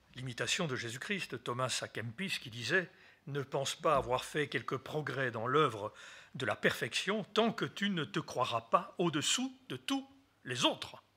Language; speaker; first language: French; native; French